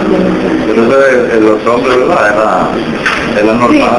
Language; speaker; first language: Spanish; native; Spanish